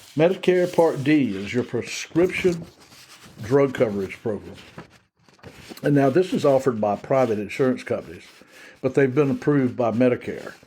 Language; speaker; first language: English; native; English